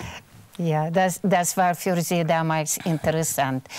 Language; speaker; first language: German; non-native, fluent; Russian